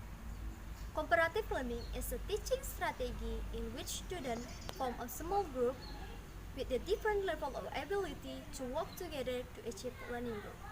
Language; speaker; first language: English; non-native, learner; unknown